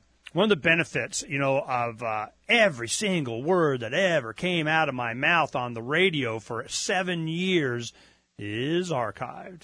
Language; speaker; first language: English; native; English